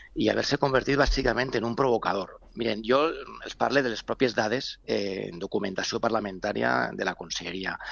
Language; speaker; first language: Catalan; native; Catalan